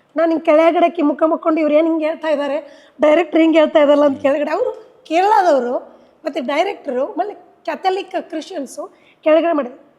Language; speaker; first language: Kannada; native; Kannada